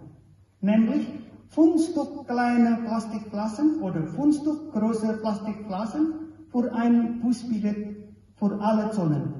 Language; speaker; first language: German; non-native, fluent; Indonesian